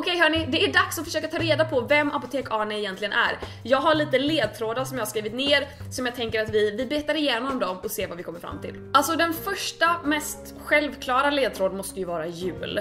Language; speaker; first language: Swedish; native; Swedish